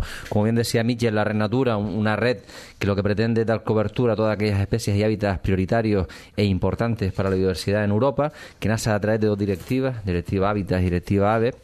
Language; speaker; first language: Spanish; native; Spanish